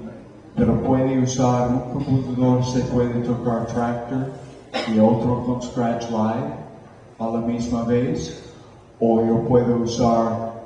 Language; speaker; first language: Spanish; non-native, fluent; English